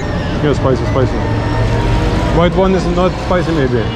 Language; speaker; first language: English; non-native, learner; Lithuanian